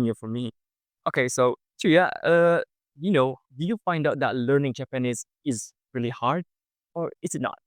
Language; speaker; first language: English; non-native, fluent; Indonesian